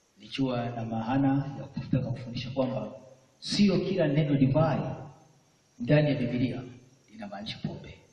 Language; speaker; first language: Swahili; non-native, local second language; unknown